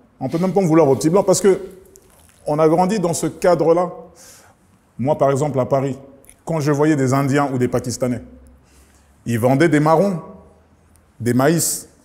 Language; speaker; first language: French; early bilingual, other home language; Lingala